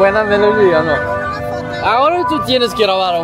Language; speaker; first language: Spanish; non-native, learner; Swedish